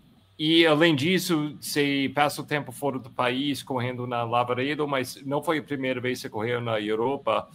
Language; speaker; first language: Portuguese; non-native, fluent; English